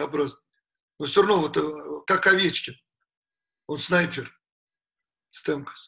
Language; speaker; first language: Russian; native; Russian